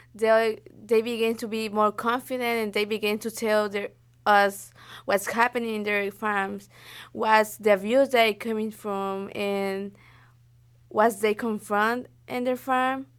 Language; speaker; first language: English; non-native, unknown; Spanish